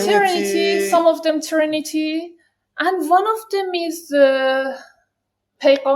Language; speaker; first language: English; non-native, learner; Persian